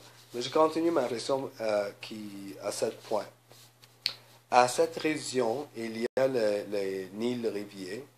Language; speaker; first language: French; non-native, learner; English